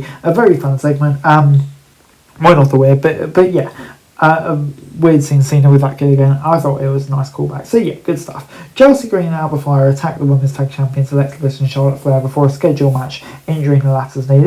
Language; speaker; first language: English; native; English